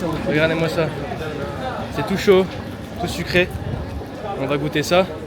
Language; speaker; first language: French; native; French